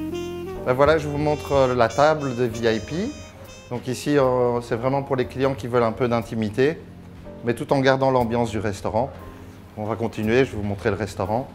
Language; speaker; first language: French; native; French